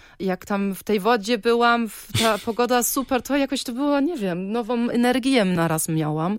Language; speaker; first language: Polish; early bilingual, heritage; Polish